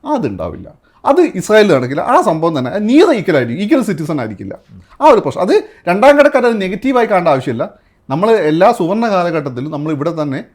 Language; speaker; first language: Malayalam; native; Malayalam